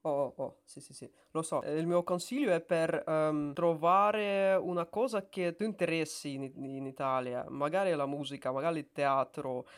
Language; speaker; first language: Italian; non-native, learner; Russian